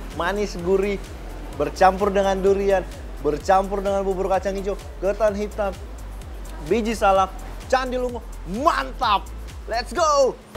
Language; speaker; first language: Indonesian; native; Indonesian